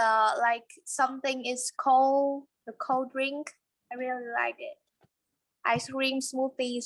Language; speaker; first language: English; non-native, learner; Vietnamese